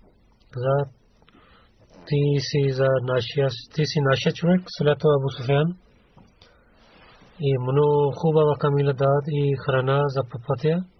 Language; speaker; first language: Bulgarian; non-native, learner; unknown